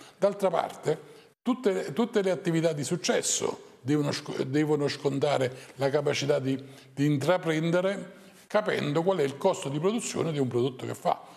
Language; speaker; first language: Italian; native; Italian